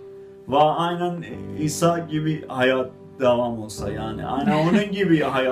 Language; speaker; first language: Turkish; non-native, learner; Azerbaijani